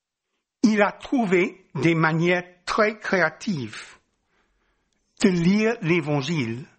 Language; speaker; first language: French; non-native, fluent; English